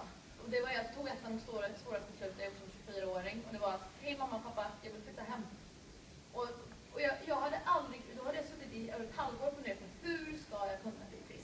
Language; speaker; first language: Swedish; native; Swedish